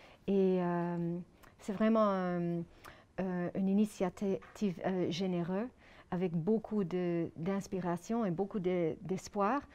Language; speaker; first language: French; non-native, fluent; English